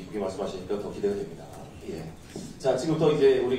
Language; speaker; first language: Korean; native; Korean